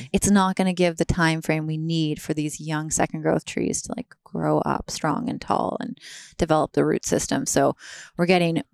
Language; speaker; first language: English; native; English